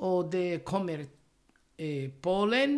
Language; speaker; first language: Swedish; non-native, learner; Romany